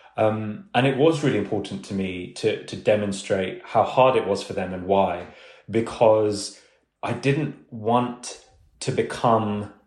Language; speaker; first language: English; early bilingual, other home language; Urdu